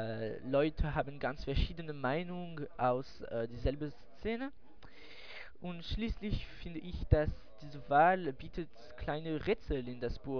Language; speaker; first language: German; non-native, learner; French